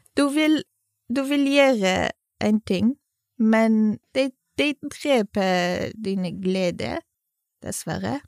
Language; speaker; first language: Norwegian; non-native, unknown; Kurdish